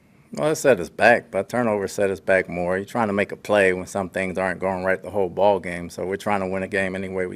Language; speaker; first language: English; native; English